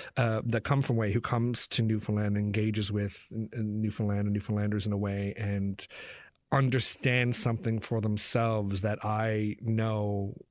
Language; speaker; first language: English; native; English